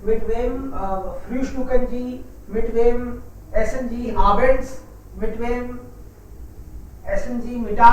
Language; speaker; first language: German; non-native, fluent; Hindi